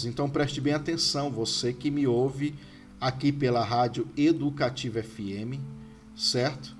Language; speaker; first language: Portuguese; native; Portuguese